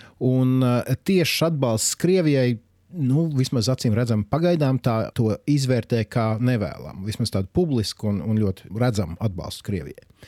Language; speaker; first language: Latvian; native; Latvian